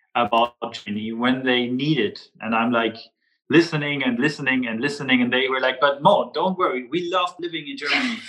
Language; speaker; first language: English; non-native, fluent; German